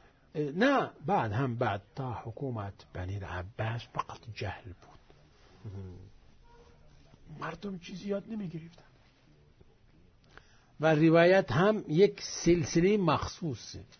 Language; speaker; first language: Persian; non-native, fluent; Arabic